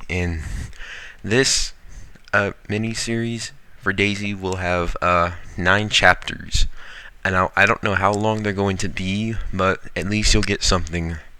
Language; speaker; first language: English; native; English